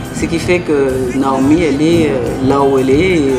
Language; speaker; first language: French; native; French